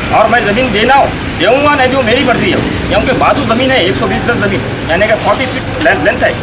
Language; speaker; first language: Urdu; native; Urdu